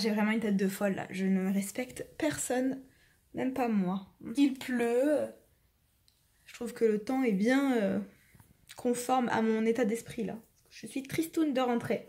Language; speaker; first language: French; native; French